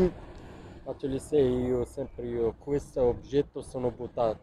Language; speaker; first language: Italian; non-native, learner; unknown